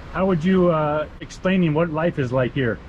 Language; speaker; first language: English; native; English